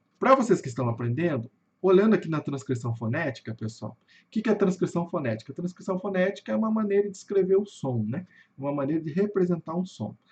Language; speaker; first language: Portuguese; native; Portuguese